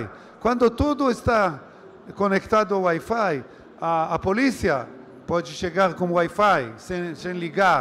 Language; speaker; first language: Portuguese; non-native, learner; Hebrew